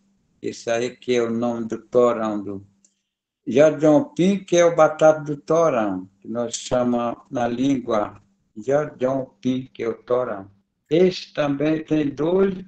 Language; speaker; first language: Portuguese; non-native, local second language; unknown